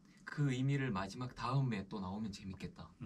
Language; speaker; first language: Korean; native; Korean